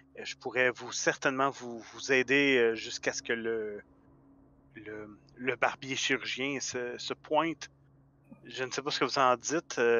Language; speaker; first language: French; native; French